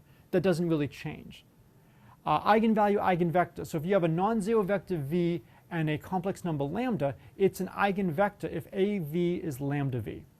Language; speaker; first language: English; native; English